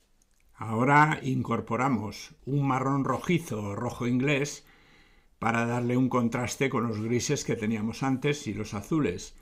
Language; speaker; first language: Spanish; native; Spanish